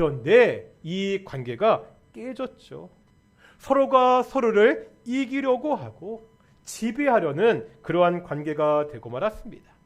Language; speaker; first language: Korean; native; Korean